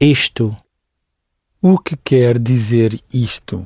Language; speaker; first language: Portuguese; non-native, learner; English